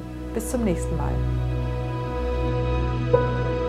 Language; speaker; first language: German; native; German